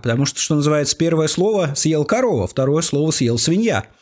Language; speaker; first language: Russian; native; Russian